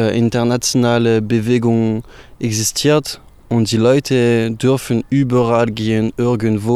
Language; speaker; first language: German; non-native, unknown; French